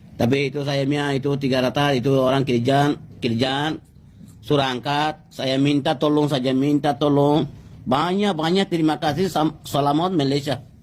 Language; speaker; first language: Malay; non-native, learner; Bangla